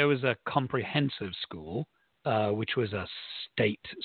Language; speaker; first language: English; native; English